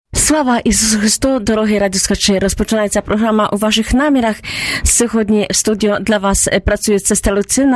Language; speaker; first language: Ukrainian; non-native, fluent; Polish